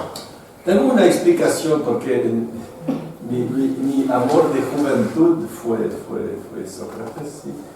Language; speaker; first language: Spanish; non-native, fluent; French